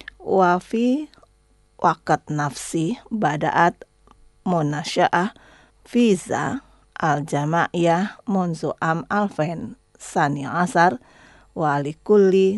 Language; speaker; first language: Arabic; non-native, fluent; Indonesian